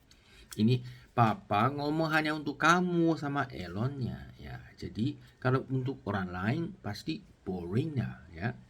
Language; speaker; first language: Indonesian; non-native, learner; Chinese